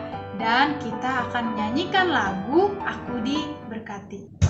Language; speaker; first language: Indonesian; native; Indonesian